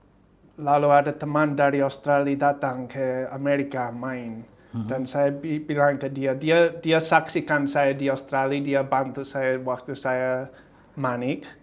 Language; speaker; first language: Indonesian; non-native, fluent; English